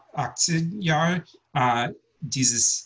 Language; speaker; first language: German; non-native, learner; English